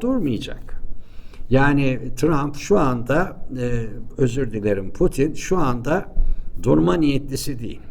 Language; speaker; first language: Turkish; native; Turkish